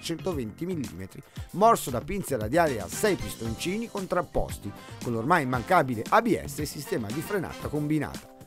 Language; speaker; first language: Italian; native; Italian